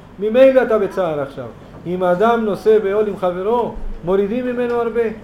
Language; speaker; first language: Hebrew; native; Hebrew